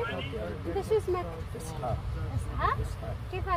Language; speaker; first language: Arabic; non-native, learner; Amharic